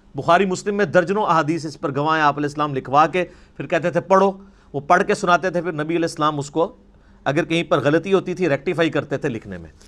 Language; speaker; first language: Urdu; non-native, local second language; Punjabi